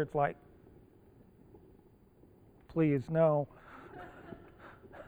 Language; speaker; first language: English; early bilingual, other home language; Japanese